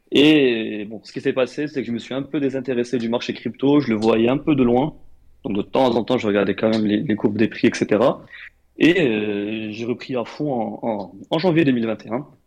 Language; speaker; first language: French; non-native, local second language; Arabic